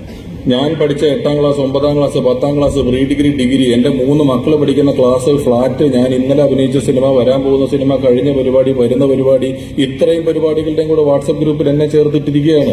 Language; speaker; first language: Malayalam; native; Malayalam